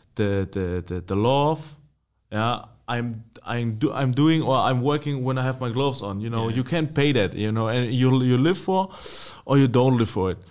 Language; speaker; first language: English; non-native, fluent; German